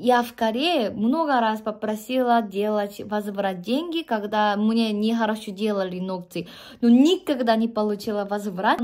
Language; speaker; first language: Russian; non-native, fluent; Korean